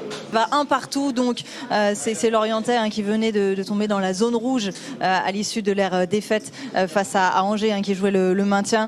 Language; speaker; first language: French; native; French